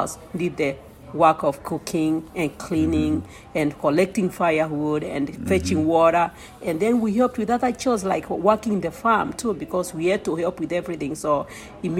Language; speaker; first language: English; non-native, local second language; Kamba